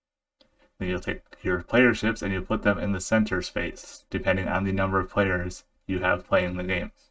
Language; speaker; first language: English; native; English